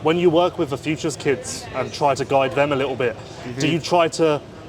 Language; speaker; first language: English; native; English